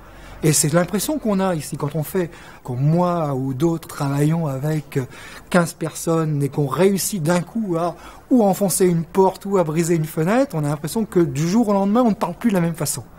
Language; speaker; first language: French; native; French